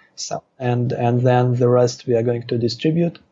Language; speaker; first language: English; non-native, fluent; Russian